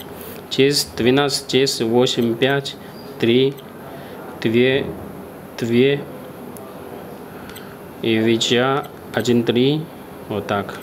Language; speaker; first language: Russian; non-native, learner; Chinese